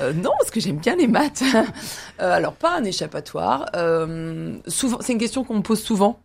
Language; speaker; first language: French; native; French